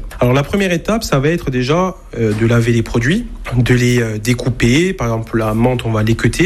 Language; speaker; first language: French; native; French